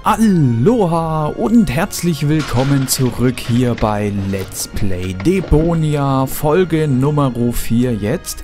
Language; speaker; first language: German; native; German